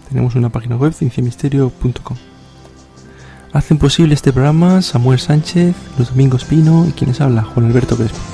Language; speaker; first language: Spanish; native; Spanish